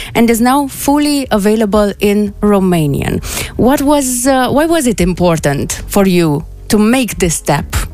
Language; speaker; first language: English; non-native, fluent; Romanian